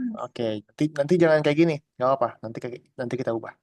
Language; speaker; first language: Indonesian; native; Indonesian